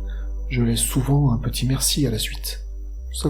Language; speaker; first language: French; native; French